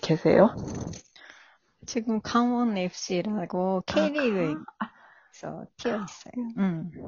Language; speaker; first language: Korean; non-native, fluent; Japanese